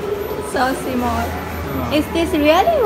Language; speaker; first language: English; non-native, learner; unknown